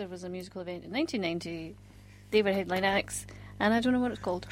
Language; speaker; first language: English; native; English